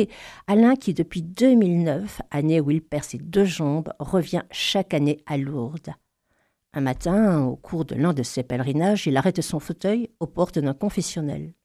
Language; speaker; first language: French; native; French